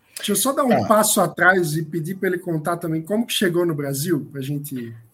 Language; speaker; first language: Portuguese; native; Portuguese